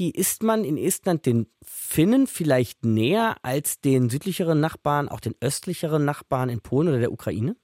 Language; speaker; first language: German; native; German